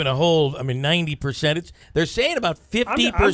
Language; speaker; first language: English; native; English